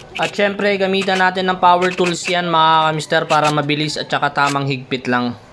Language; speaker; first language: Filipino; non-native, local second language; Cebuano